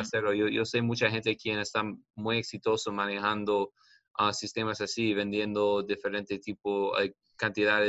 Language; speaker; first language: Spanish; non-native, learner; English